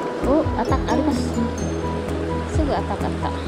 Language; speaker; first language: Japanese; non-native, fluent; Filipino